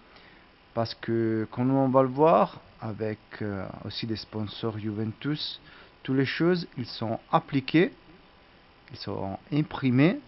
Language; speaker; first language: French; non-native, learner; Italian